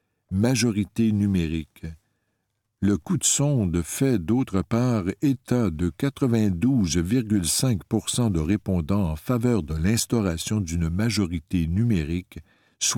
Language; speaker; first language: French; native; French